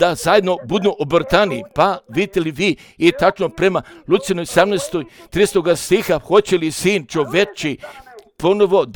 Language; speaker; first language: Croatian; early bilingual, heritage; Croatian